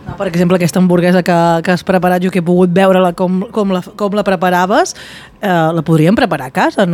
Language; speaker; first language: Catalan; native; Catalan